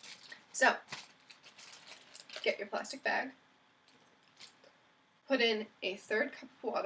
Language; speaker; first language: English; native; English